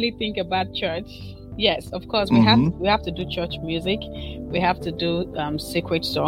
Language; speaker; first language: English; non-native, local second language; Igbo